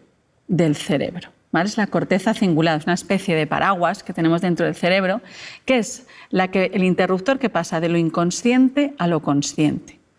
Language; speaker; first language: Spanish; native; Spanish